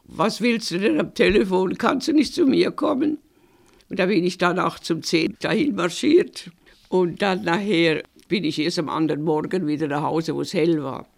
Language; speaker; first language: German; native; German